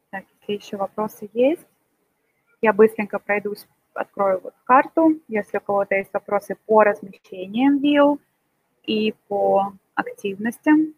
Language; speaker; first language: Russian; native; Russian